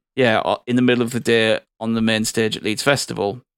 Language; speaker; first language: English; native; English